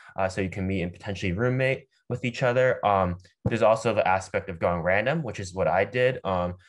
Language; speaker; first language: English; native; English